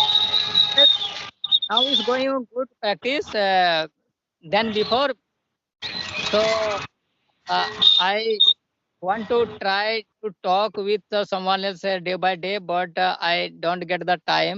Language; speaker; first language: English; non-native, learner; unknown